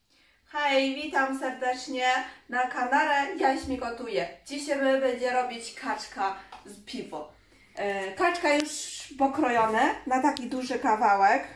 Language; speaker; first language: Polish; non-native, learner; Chinese